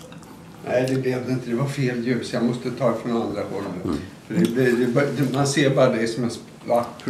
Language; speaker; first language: Swedish; native; Swedish